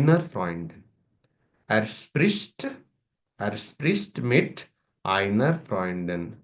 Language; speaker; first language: German; non-native, learner; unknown